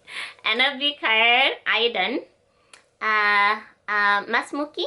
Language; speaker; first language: Arabic; non-native, learner; English